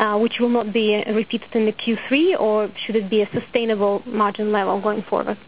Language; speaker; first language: English; non-native, fluent; Russian